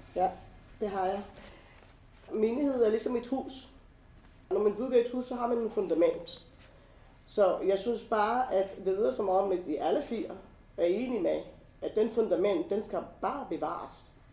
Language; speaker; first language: Danish; non-native, fluent; Hebrew